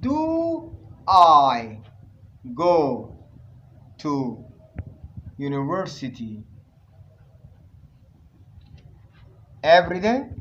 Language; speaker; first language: English; non-native, fluent; Arabic